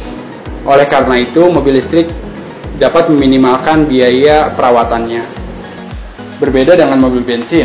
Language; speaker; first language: Indonesian; native; Indonesian